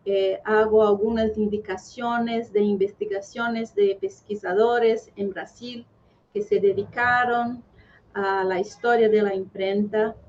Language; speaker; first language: Spanish; non-native, fluent; Portuguese